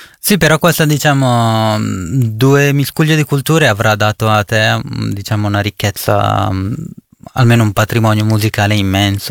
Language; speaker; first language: Italian; early bilingual, other home language; Punjabi